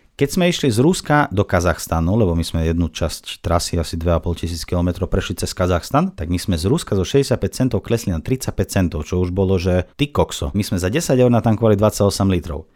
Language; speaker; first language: Slovak; non-native, fluent; Russian